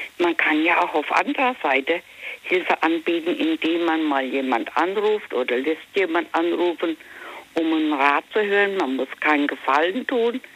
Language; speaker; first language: German; native; German